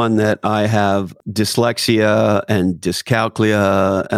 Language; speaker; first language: English; native; English